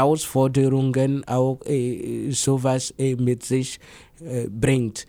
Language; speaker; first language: German; non-native, fluent; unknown